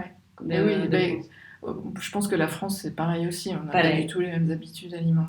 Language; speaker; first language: French; native; French